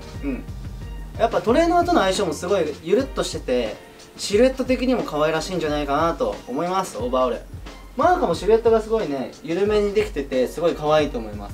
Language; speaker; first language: Japanese; native; Japanese